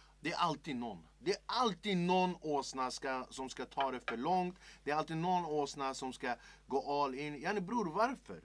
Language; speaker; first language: Swedish; early bilingual, other home language; Kurdish